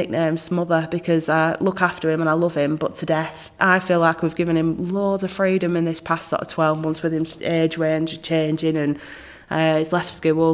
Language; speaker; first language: English; native; English